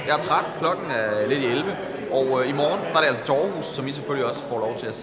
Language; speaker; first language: Danish; native; Danish